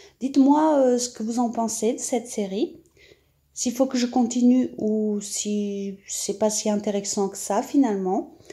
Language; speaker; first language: French; native; French